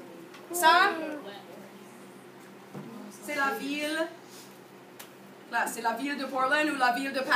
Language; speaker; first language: French; non-native, fluent; English